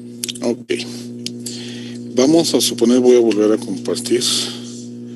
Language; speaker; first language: Spanish; native; Spanish